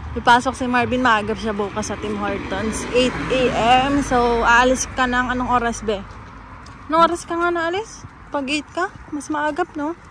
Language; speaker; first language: Filipino; native; Filipino